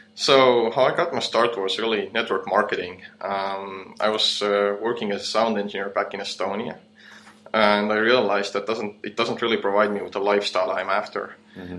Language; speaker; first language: English; non-native, fluent; Estonian